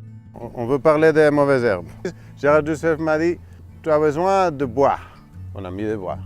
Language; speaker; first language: French; non-native, fluent; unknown